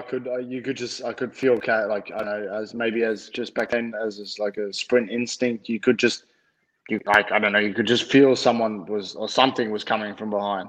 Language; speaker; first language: English; native; English